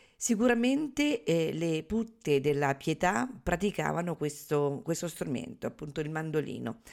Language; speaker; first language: Italian; native; Italian